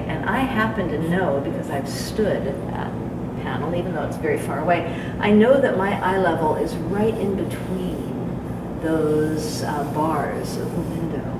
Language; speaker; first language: English; native; English